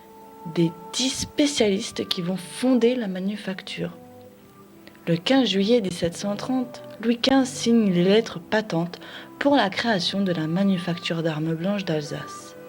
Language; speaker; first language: French; native; French